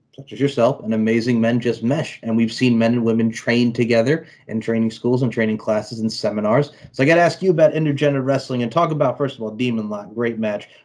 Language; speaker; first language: English; native; English